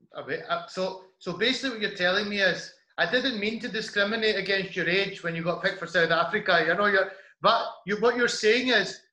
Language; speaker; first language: English; native; English